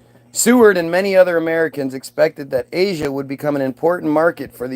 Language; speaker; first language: English; native; English